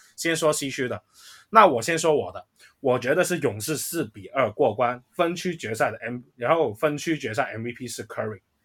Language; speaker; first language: Chinese; native; Chinese